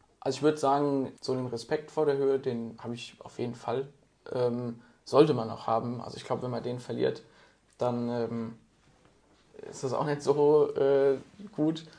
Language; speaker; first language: German; native; German